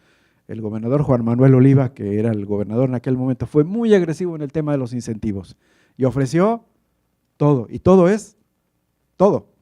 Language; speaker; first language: Spanish; native; Spanish